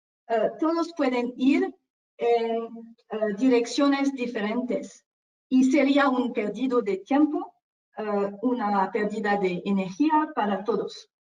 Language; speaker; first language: Spanish; non-native, fluent; French